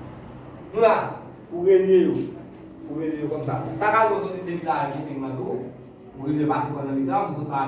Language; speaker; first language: French; non-native, local second language; Haitian Creole